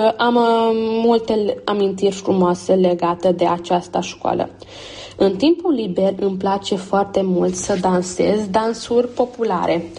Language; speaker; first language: Romanian; early bilingual, heritage; Romanian